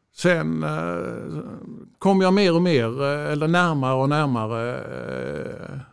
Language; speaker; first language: Swedish; native; Swedish